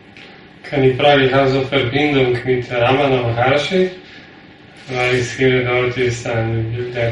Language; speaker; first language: German; non-native, learner; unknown